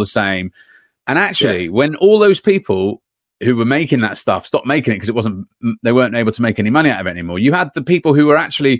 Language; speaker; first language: English; native; English